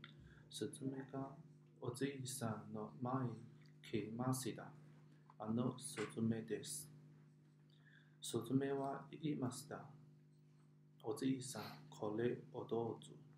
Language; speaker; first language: Japanese; non-native, learner; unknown